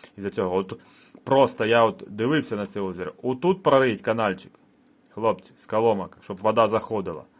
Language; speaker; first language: Ukrainian; non-native, local second language; Russian